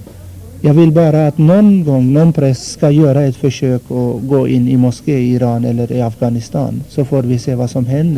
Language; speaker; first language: Swedish; non-native, fluent; Armenian